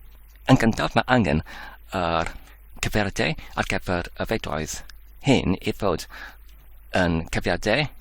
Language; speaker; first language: Welsh; non-native, learner; English